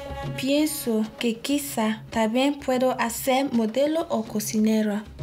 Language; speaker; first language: Spanish; non-native, learner; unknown